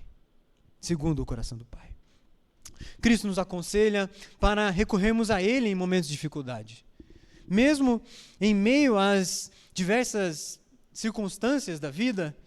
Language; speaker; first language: Portuguese; native; Portuguese